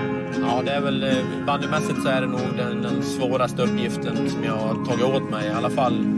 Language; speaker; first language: Swedish; native; Swedish